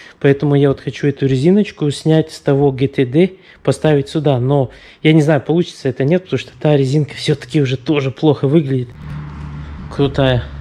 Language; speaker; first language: Russian; early bilingual, heritage; Russian